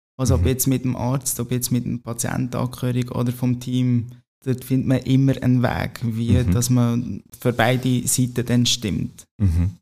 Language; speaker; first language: German; non-native, fluent; Portuguese